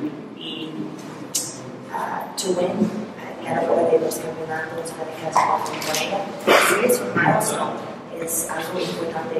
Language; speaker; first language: Spanish; non-native, learner; English